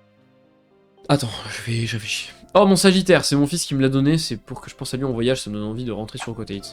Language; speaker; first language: French; native; French